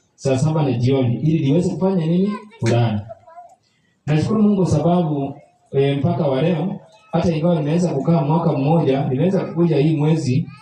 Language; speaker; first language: Swahili; native; Swahili